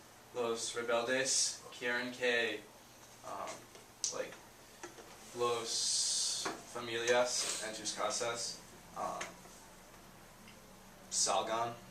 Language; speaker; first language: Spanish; non-native, learner; English